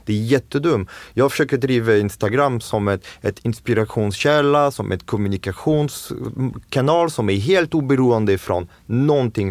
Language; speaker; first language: Swedish; non-native, fluent; French